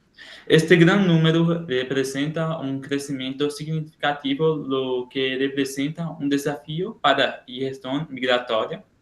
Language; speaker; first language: Spanish; non-native, learner; Portuguese